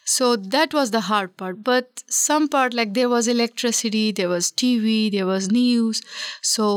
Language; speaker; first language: English; non-native, local second language; Pashto